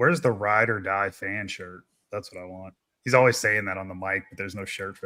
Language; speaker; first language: English; native; English